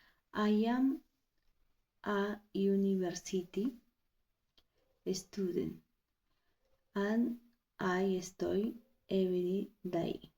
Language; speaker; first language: English; non-native, learner; Spanish